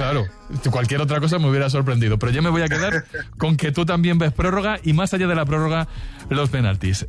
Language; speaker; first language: Spanish; native; Spanish